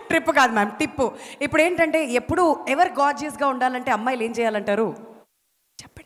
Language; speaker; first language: Telugu; native; Telugu